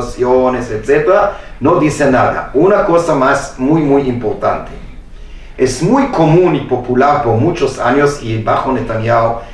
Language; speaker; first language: Spanish; non-native, fluent; Hebrew